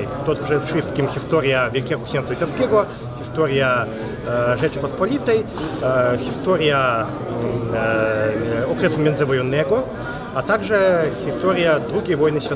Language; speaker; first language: Polish; non-native, fluent; Belarusian